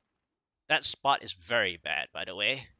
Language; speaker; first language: English; native; English